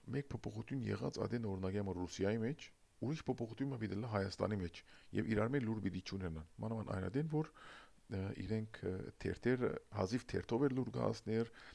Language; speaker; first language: Armenian; early bilingual, heritage; Armenian